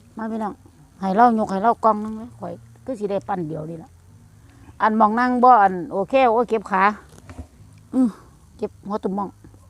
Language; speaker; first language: Thai; native; Thai